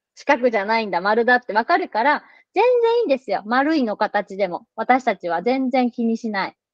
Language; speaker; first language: Japanese; native; Japanese